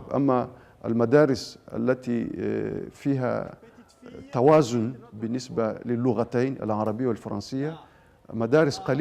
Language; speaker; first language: Arabic; non-native, local second language; Comorian